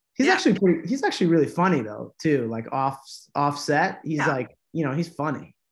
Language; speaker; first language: English; native; English